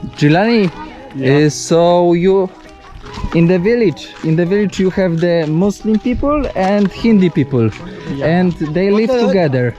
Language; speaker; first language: English; non-native, learner; Polish